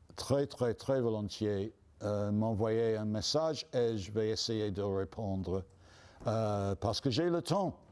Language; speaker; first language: French; non-native, fluent; English